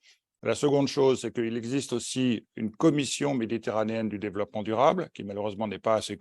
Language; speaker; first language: French; native; French